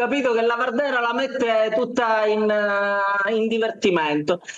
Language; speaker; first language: Italian; native; Italian